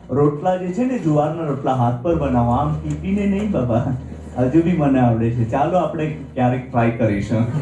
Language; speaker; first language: Gujarati; non-native, local second language; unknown